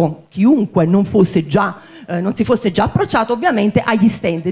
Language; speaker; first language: Italian; native; Italian